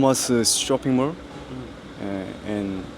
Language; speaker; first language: English; non-native, learner; Korean